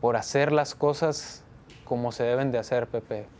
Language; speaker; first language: Spanish; native; Spanish